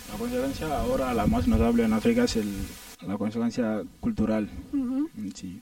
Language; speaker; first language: Spanish; non-native, learner; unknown